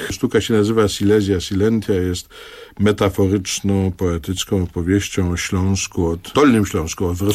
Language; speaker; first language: Polish; native; Polish